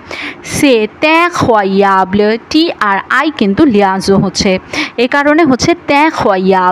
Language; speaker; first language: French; non-native, learner; Bangla